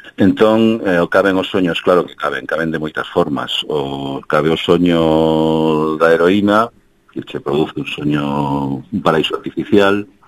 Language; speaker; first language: Galician; early bilingual, heritage; Galician